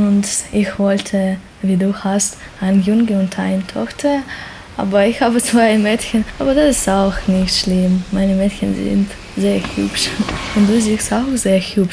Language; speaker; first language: German; non-native, learner; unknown